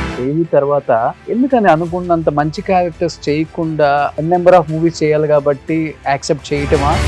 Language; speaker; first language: Telugu; native; Telugu